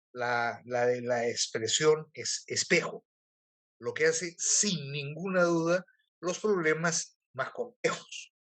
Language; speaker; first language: Spanish; native; Spanish